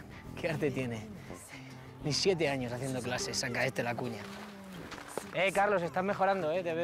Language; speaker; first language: Spanish; native; Spanish